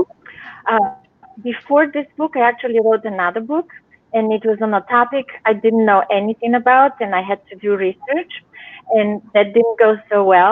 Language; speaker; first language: English; non-native, fluent; Bulgarian